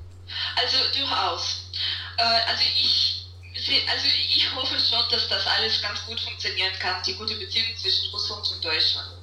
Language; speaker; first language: German; non-native, fluent; Russian